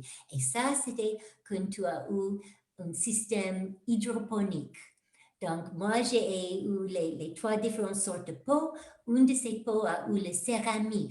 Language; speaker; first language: French; non-native, fluent; English